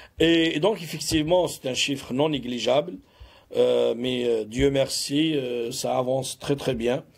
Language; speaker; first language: French; non-native, local second language; Arabic